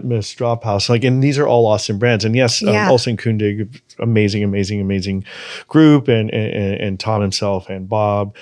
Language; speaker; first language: English; native; English